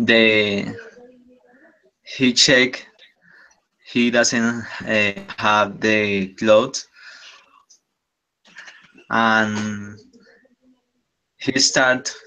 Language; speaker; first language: English; non-native, learner; Spanish